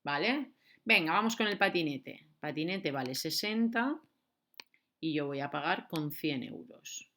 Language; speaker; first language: Spanish; native; Spanish